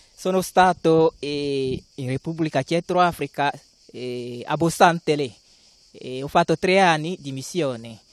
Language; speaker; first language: Italian; non-native, learner; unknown